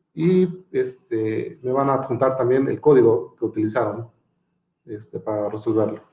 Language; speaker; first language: Spanish; native; Spanish